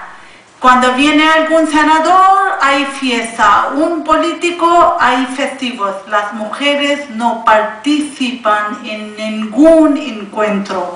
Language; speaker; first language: Spanish; non-native, learner; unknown